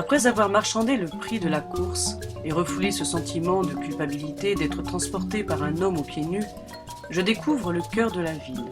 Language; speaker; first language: French; native; French